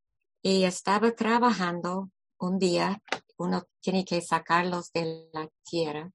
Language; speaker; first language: Spanish; non-native, fluent; English